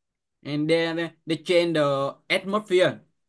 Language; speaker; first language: English; non-native, learner; Vietnamese